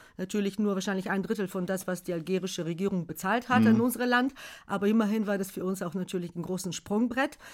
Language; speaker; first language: German; non-native, fluent; Bulgarian